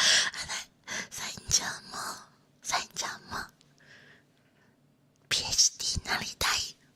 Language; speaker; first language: Japanese; non-native, learner; Chinese